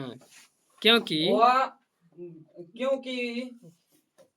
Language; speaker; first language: Hindi; native; Hindi